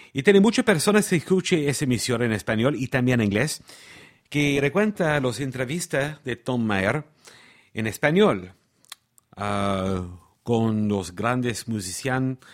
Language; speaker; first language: Spanish; non-native, learner; English